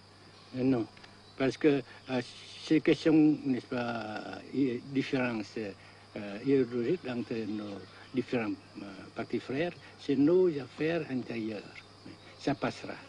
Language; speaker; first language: French; non-native, local second language; Vietnamese